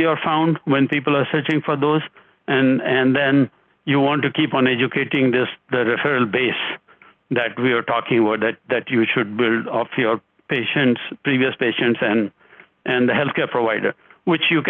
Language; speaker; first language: English; non-native, local second language; Hindi